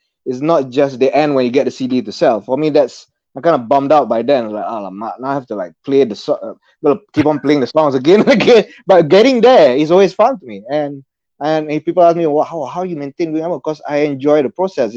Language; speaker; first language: English; non-native, local second language; Malay